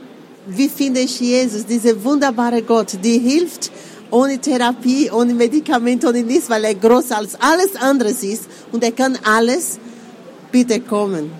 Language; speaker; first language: German; non-native, fluent; Portuguese